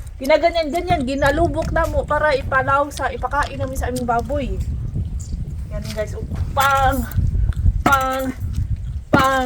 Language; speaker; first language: Filipino; non-native, local second language; Cebuano